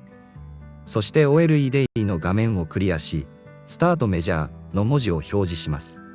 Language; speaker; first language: Japanese; native; Japanese